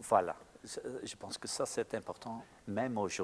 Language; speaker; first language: French; non-native, local second language; Dutch